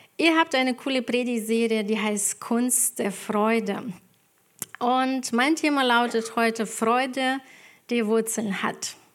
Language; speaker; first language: German; non-native, fluent; Ukrainian